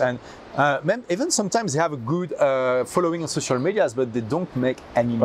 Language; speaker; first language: English; non-native, fluent; French